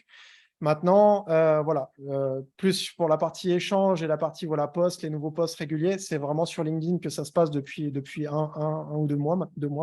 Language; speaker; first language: French; native; French